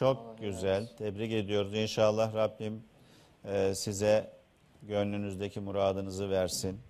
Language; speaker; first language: Turkish; native; Turkish